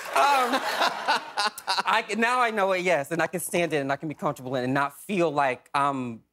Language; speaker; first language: English; native; English